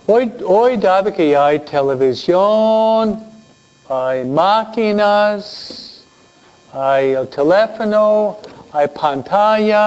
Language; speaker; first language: Spanish; non-native, fluent; English